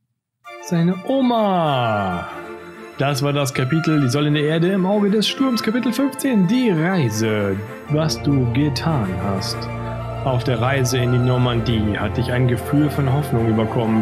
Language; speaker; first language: German; native; German